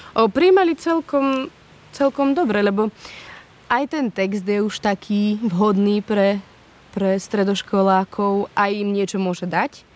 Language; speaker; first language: Slovak; early bilingual, heritage; Slovak